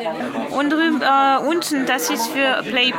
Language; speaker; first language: German; non-native, learner; French